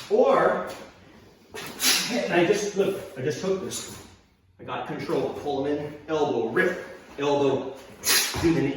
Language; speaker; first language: English; native; English